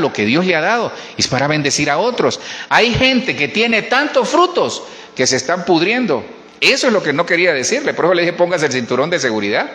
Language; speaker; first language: Spanish; native; Spanish